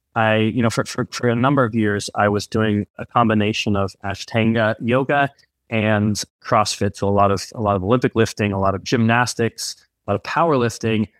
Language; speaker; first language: English; native; English